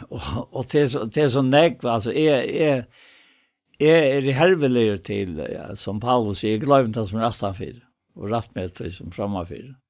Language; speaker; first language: Danish; non-native, local second language; Faroese